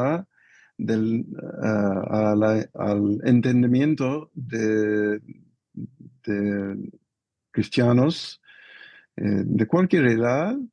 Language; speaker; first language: Spanish; non-native, fluent; English